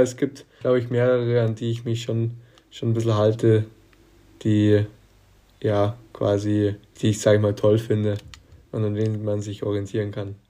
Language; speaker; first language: German; native; German